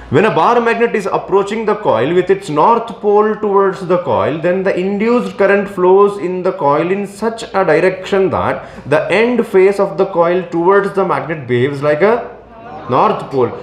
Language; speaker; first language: English; non-native, local second language; Kannada